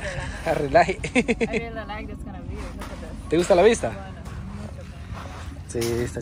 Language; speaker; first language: Spanish; native; Spanish